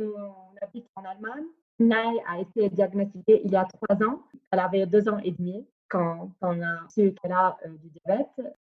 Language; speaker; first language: French; non-native, fluent; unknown